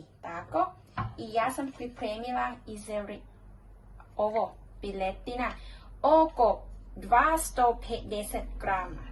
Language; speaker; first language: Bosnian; non-native, learner; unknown